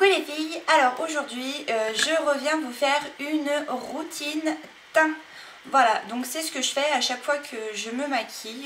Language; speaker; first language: French; native; French